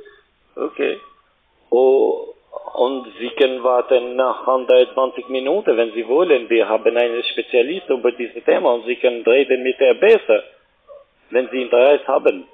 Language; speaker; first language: German; non-native, learner; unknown